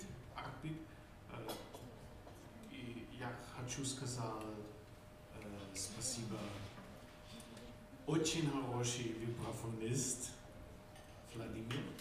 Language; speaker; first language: Russian; non-native, learner; German